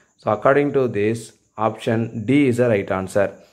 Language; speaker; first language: English; non-native, local second language; Tamil